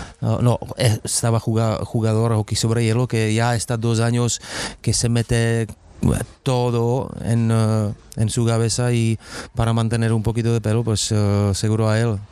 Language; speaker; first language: Spanish; non-native, fluent; Czech